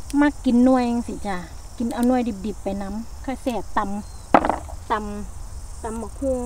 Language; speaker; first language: Thai; non-native, local second language; Northeastern Thai